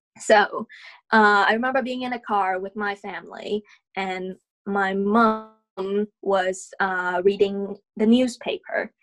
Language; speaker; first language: English; non-native, fluent; Vietnamese